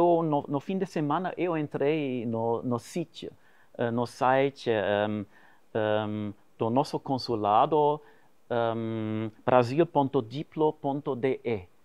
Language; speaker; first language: Portuguese; non-native, fluent; German